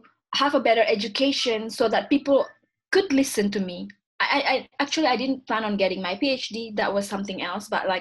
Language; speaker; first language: English; non-native, fluent; Indonesian